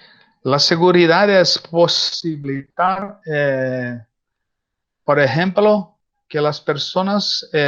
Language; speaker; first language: Spanish; non-native, learner; Portuguese